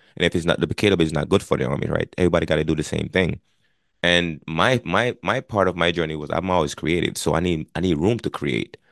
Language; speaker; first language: English; non-native, local second language; Jamaican Creole English